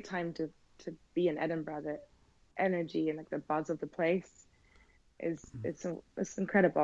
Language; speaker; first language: English; native; English